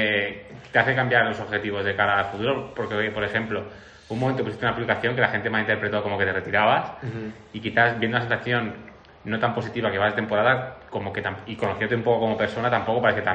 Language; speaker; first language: Spanish; native; Spanish